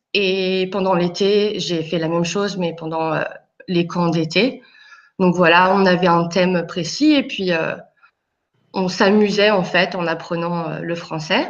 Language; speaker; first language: French; native; French